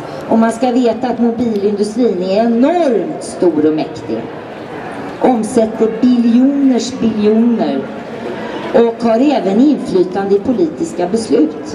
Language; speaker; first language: Swedish; native; Swedish